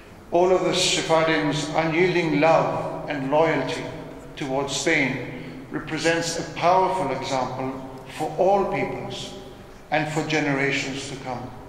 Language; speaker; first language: English; non-native, fluent; Spanish